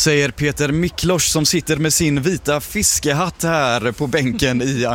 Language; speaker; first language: Swedish; native; Swedish